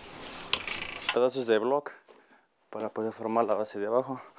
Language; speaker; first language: Spanish; native; Spanish